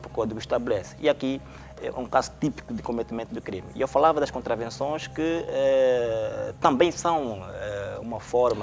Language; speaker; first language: Portuguese; native; Portuguese